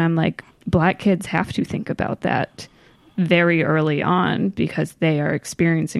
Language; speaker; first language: English; native; English